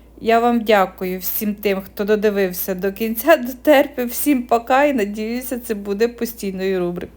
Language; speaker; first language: Ukrainian; native; Ukrainian